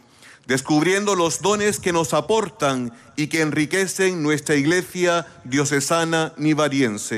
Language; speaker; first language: Spanish; native; Spanish